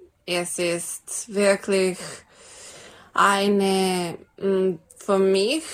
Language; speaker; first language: German; non-native, fluent; Serbian